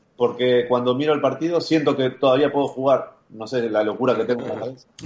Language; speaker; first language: Spanish; native; Spanish